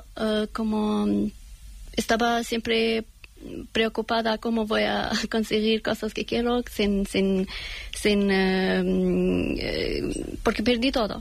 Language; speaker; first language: Spanish; non-native, learner; Persian